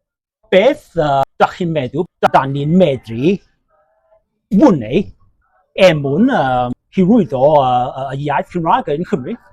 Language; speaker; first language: Welsh; non-native, learner; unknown